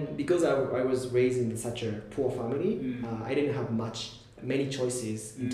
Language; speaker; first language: English; non-native, fluent; Japanese